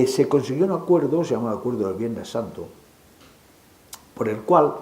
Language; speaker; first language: Spanish; native; Spanish